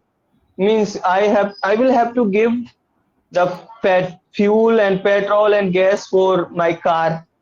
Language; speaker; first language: English; non-native, learner; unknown